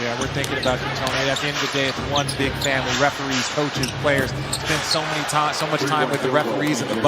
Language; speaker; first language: English; native; English